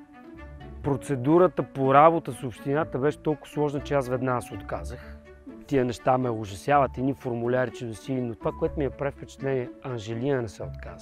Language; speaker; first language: Bulgarian; native; Bulgarian